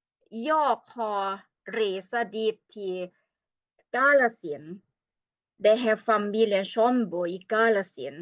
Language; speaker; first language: Swedish; non-native, learner; Thai